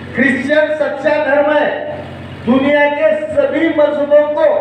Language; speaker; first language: Hindi; non-native, local second language; Marathi